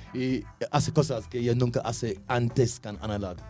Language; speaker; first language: Spanish; non-native, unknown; Jamaican Creole English